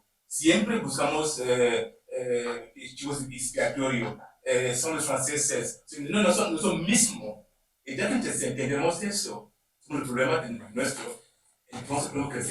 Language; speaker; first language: Spanish; non-native, learner; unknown